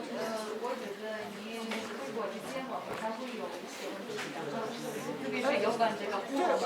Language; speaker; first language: Chinese; non-native, fluent; Russian